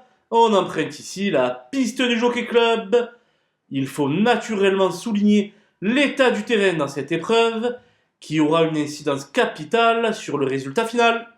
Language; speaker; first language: French; native; French